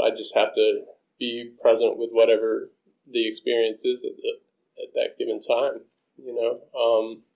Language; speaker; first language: English; native; English